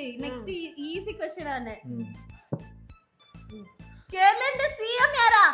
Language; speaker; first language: Malayalam; non-native, learner; Tamil